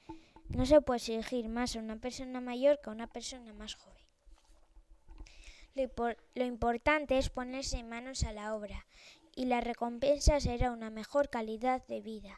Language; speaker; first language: Spanish; native; Spanish